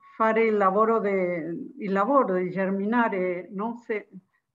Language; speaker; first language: Italian; non-native, fluent; Spanish